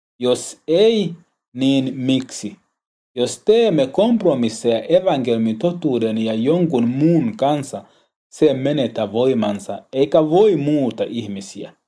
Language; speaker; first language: Finnish; non-native, learner; Swahili